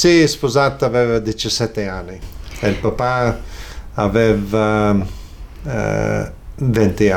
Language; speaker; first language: Italian; early bilingual, other home language; Friulian